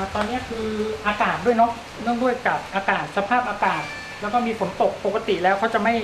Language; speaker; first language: Thai; native; Thai